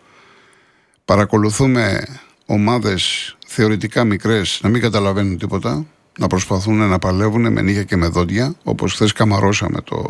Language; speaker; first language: Greek; native; Greek